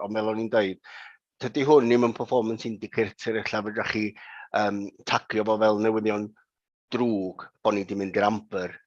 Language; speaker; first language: Welsh; native; Welsh